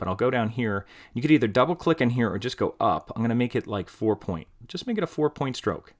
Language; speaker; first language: English; native; English